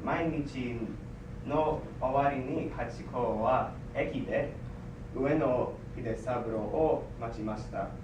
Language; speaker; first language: Japanese; non-native, learner; English